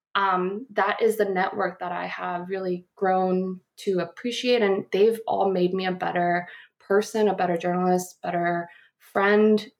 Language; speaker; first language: English; early bilingual, other home language; Korean